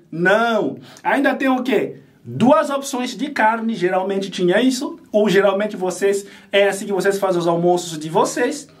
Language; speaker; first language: Portuguese; non-native, fluent; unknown